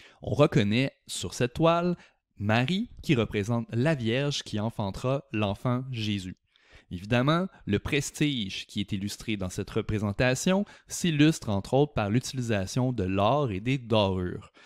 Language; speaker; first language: French; native; French